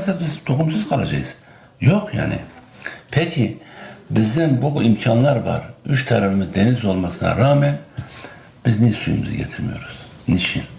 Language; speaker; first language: Turkish; non-native, local second language; Kurdish